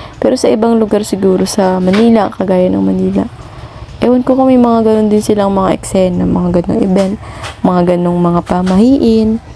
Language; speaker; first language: Filipino; native; Filipino